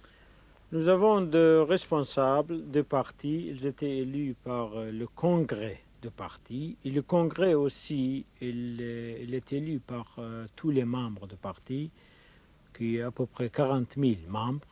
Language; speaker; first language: French; non-native, fluent; Kurdish